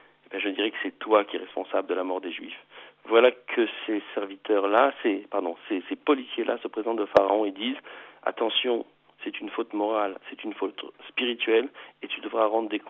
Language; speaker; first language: French; native; French